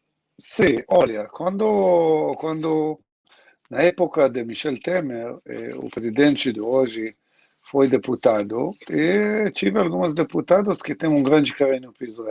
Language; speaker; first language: Portuguese; non-native, learner; Hebrew